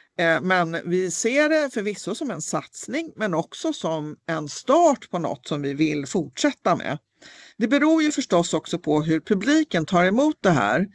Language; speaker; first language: Swedish; native; Swedish